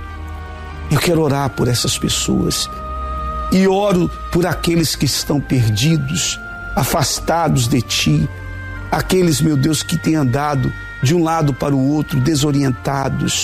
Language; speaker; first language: Portuguese; native; Portuguese